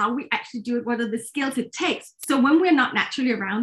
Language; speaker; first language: English; non-native, fluent; Danish